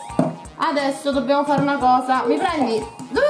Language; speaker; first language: Italian; native; Italian